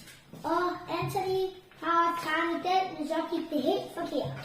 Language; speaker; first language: Danish; early bilingual, other home language; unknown